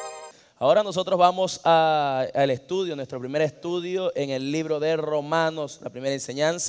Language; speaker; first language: Spanish; native; Spanish